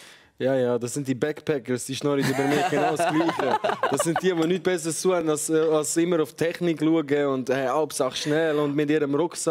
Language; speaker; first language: German; early bilingual, other home language; Albanian